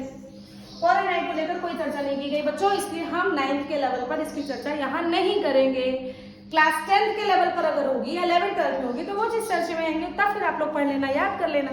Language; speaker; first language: Hindi; native; Hindi